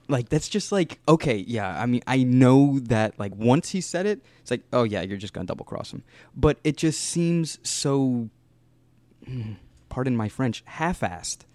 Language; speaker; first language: English; native; English